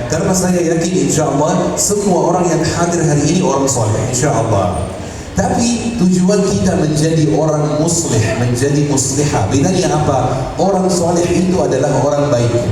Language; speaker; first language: Indonesian; non-native, fluent; Arabic